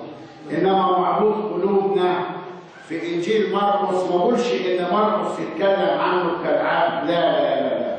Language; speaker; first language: Arabic; native; Arabic